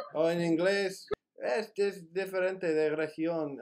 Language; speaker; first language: Spanish; non-native, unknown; English